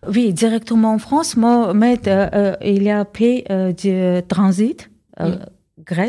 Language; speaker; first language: French; non-native, learner; Armenian